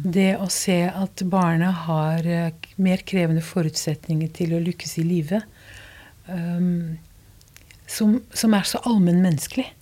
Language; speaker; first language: Norwegian; non-native, fluent; Dutch